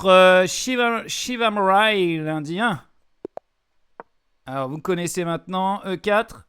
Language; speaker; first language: French; native; French